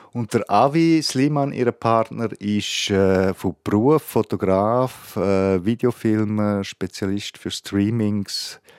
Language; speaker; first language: German; native; German